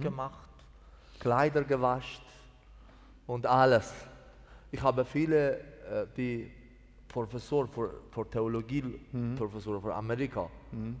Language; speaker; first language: German; non-native, learner; Persian